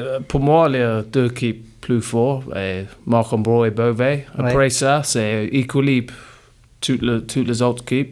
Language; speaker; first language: French; non-native, learner; English